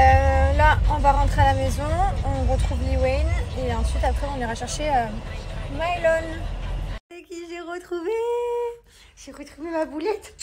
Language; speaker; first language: French; native; French